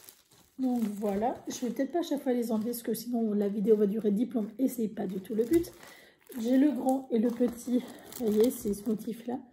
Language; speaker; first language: French; native; French